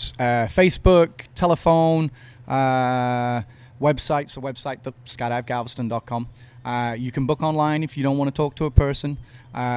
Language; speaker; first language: English; native; English